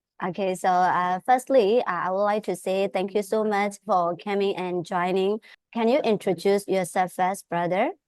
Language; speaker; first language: English; non-native, fluent; Burmese